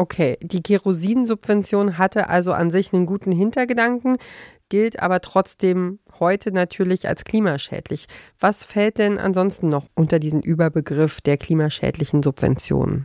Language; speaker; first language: German; native; German